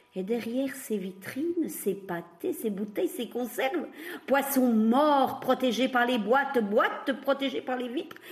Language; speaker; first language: French; non-native, fluent; Portuguese